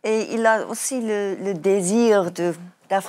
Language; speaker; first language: French; non-native, learner; Afrikaans